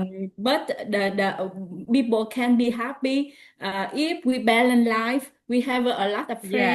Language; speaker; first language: English; non-native, learner; Vietnamese